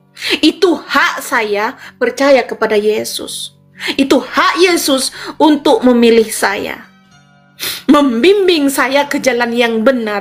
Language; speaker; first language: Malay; non-native, local second language; Madurese